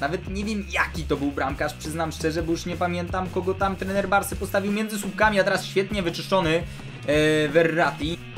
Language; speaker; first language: Polish; native; Polish